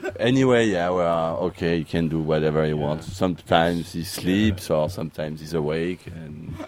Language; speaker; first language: English; non-native, learner; French